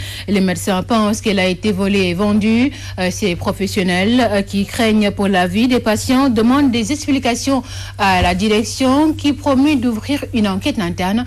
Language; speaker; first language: French; non-native, local second language; Wolof